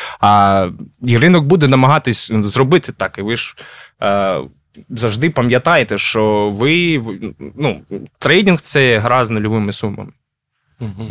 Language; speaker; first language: Ukrainian; non-native, local second language; Russian